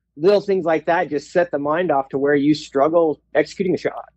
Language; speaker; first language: English; native; English